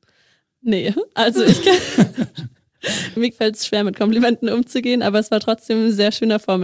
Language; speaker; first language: German; native; German